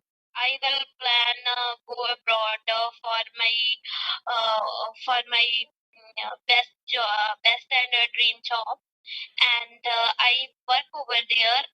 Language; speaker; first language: English; non-native, learner; Punjabi